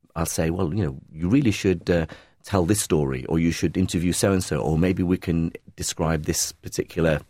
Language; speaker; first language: English; early bilingual, other home language; Arabic